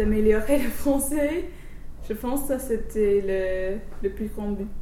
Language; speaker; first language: French; non-native, fluent; English